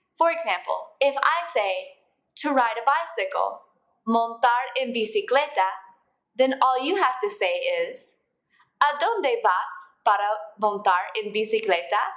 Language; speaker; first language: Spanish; non-native, fluent; English